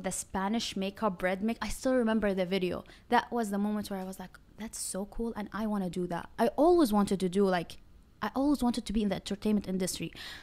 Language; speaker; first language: English; non-native, fluent; Arabic